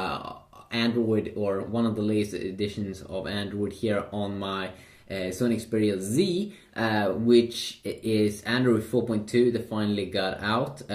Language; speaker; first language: English; non-native, fluent; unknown